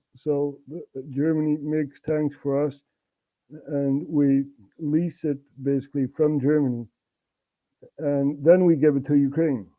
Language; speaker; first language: English; non-native, fluent; Dutch